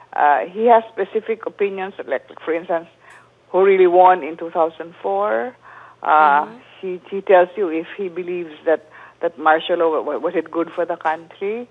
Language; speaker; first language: English; non-native, local second language; Filipino